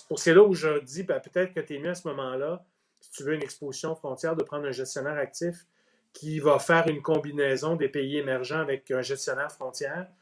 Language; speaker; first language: French; native; French